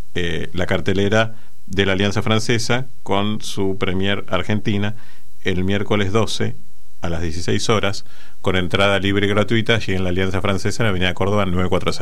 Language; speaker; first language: Spanish; native; Spanish